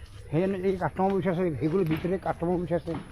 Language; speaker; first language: Hindi; non-native, local second language; Bangla